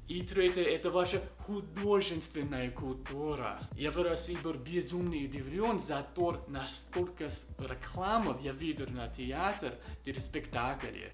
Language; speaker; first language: Russian; non-native, fluent; English